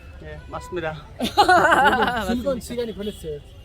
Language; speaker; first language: Korean; non-native, learner; Bangla